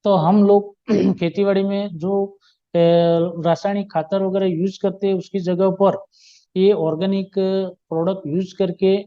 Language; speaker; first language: Hindi; non-native, local second language; Gujarati